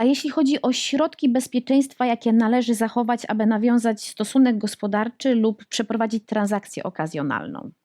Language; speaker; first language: Polish; native; Polish